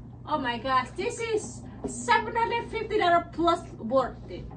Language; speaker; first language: English; non-native, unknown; Indonesian